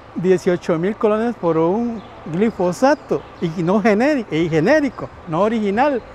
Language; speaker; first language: Spanish; native; Spanish